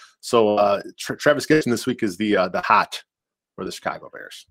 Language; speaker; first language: English; native; English